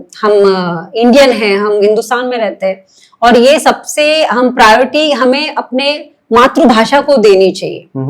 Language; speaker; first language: Hindi; non-native, local second language; Marathi